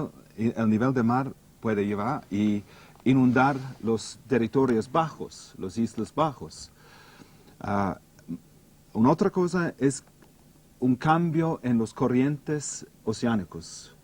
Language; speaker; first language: Spanish; non-native, fluent; English